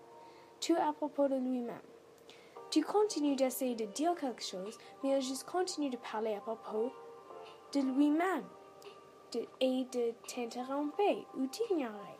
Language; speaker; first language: French; non-native, learner; English